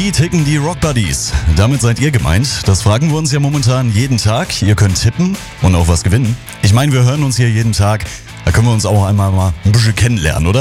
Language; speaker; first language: German; native; German